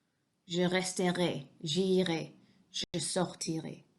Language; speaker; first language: French; non-native, fluent; English